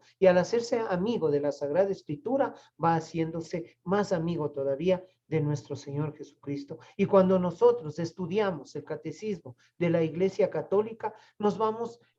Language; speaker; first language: Spanish; native; Spanish